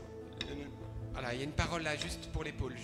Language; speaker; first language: French; early bilingual, other home language; Arabic